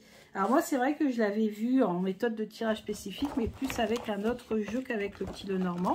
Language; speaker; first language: French; native; French